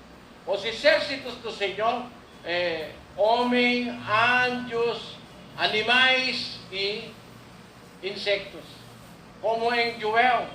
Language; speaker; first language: Portuguese; non-native, learner; Filipino